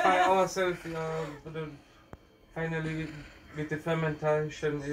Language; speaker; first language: English; non-native, learner; German